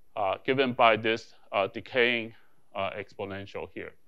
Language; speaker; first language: English; non-native, fluent; Chinese